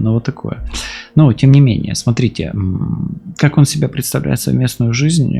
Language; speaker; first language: Russian; native; Russian